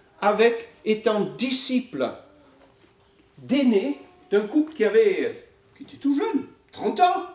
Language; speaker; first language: French; non-native, fluent; English